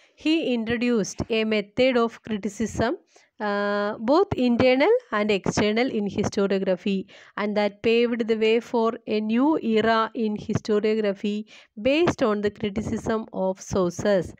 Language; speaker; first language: English; non-native, local second language; Malayalam